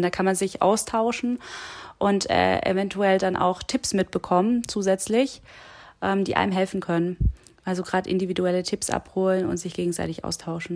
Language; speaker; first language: German; native; German